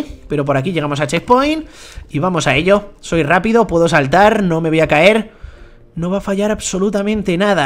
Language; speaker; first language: Spanish; native; Spanish